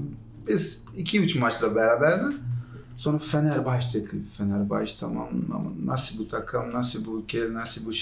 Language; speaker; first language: Turkish; non-native, learner; Portuguese